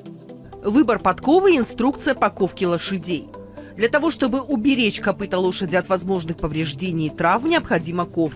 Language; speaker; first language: Russian; native; Russian